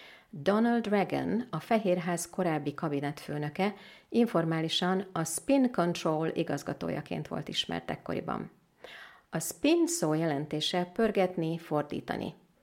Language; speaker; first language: Hungarian; native; Hungarian